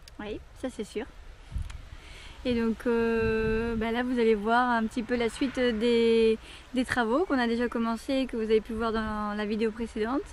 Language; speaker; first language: French; native; French